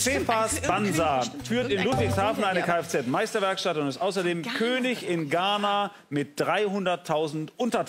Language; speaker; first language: German; native; German